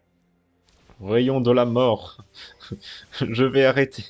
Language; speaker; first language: French; native; French